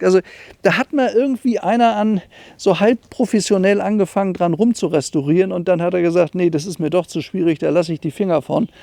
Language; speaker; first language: German; native; German